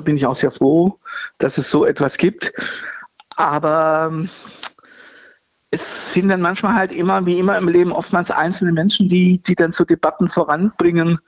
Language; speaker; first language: German; native; German